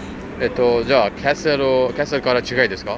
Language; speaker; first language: Japanese; non-native, learner; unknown